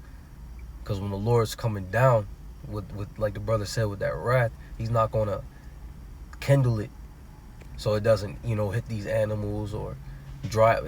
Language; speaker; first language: English; native; English